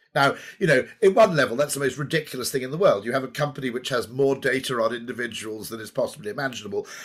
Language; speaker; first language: English; native; English